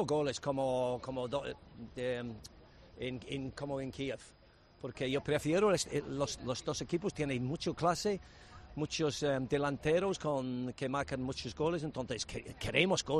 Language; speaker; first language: Spanish; non-native, learner; English